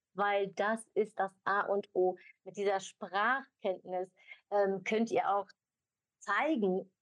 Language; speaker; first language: German; early bilingual, other home language; Albanian